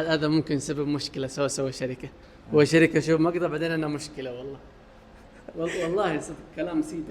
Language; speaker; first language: Arabic; non-native, learner; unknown